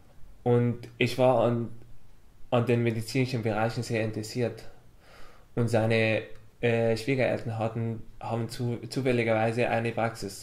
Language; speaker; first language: German; non-native, fluent; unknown